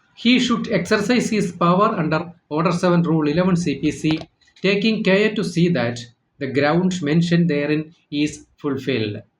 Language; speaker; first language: English; non-native, local second language; Malayalam